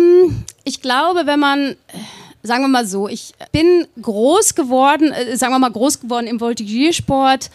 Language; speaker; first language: German; native; German